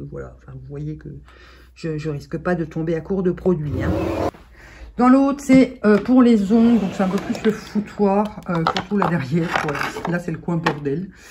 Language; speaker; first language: French; native; French